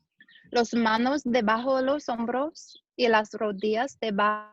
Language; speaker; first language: Spanish; non-native, learner; English